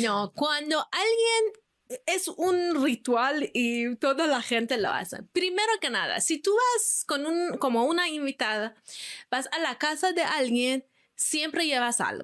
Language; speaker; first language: Spanish; non-native, fluent; Persian